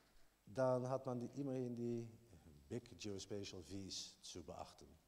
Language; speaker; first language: German; non-native, learner; Dutch